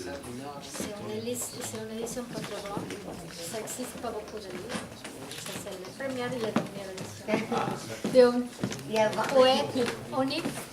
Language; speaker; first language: French; non-native, learner; Spanish